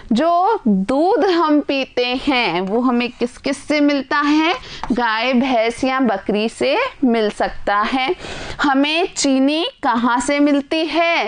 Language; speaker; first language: Hindi; native; Hindi